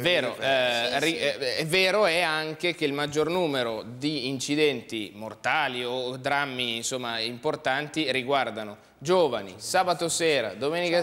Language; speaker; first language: Italian; native; Italian